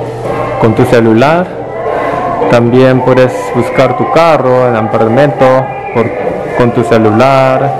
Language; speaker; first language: Spanish; non-native, fluent; Korean